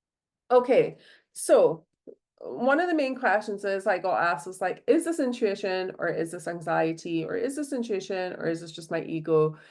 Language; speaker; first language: English; native; English